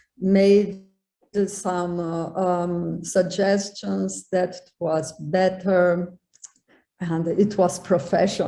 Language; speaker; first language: English; non-native, learner; Portuguese